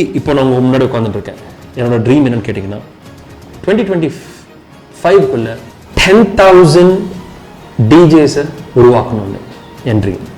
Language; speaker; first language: Tamil; early bilingual, heritage; Tamil